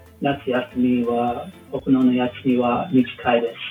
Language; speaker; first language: Japanese; non-native, learner; English